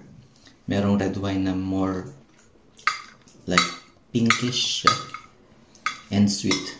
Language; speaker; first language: English; non-native, learner; Filipino